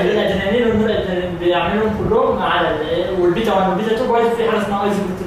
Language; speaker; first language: Arabic; native; Arabic